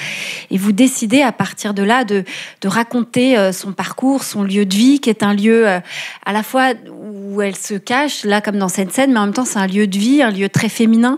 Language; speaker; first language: French; native; French